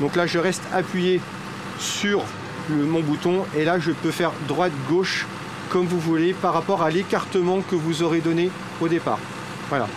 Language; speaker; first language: French; native; French